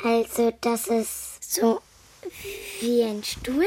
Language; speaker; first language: German; early bilingual, other home language; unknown